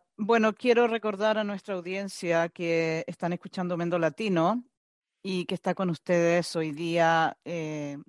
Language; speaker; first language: Spanish; native; Spanish